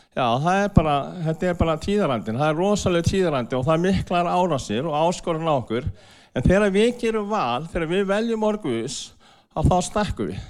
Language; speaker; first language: Icelandic; non-native, fluent; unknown